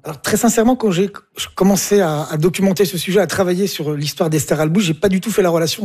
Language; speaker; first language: French; native; French